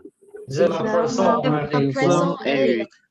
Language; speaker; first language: French; non-native, learner; Indonesian